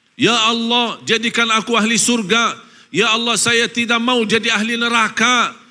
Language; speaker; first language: Malay; non-native, fluent; Arabic